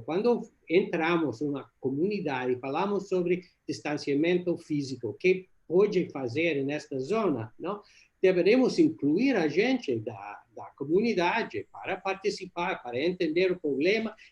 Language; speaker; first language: Portuguese; non-native, learner; English